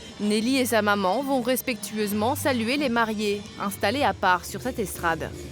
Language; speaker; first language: French; native; French